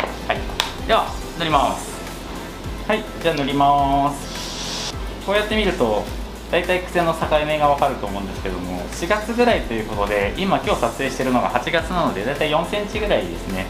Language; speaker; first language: Japanese; native; Japanese